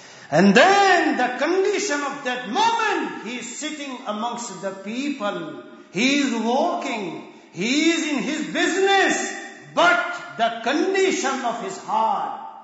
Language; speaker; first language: English; non-native, local second language; Urdu